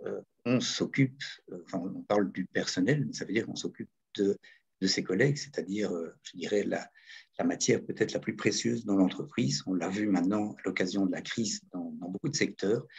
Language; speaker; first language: French; native; French